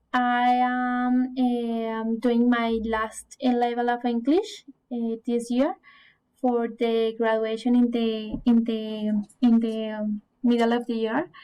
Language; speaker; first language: English; non-native, learner; Spanish